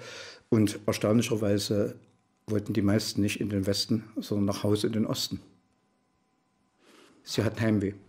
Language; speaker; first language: German; native; German